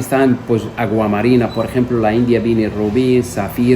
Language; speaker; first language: Spanish; non-native, fluent; Arabic